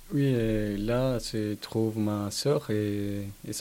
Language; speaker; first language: French; non-native, learner; Spanish